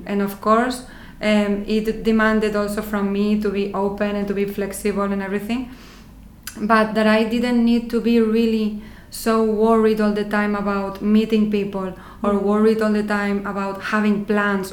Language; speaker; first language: English; non-native, fluent; Spanish